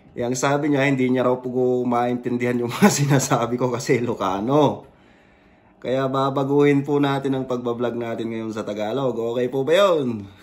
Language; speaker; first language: Filipino; non-native, local second language; Iloko